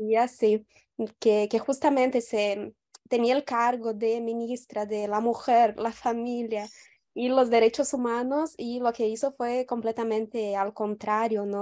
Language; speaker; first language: Spanish; non-native, fluent; Portuguese